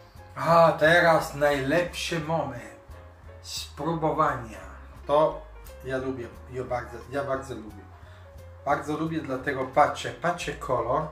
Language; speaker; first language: Polish; non-native, learner; Italian